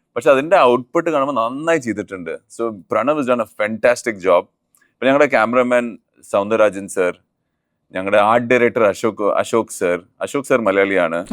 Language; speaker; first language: Malayalam; early bilingual, heritage; Malayalam